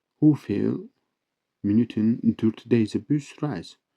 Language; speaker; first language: Dutch; non-native, learner; Turkish